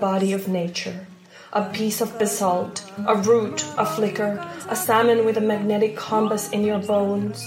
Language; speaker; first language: English; non-native, fluent; Finnish